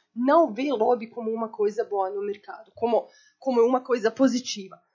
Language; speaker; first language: Portuguese; non-native, fluent; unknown